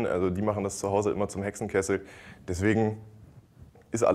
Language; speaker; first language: German; native; German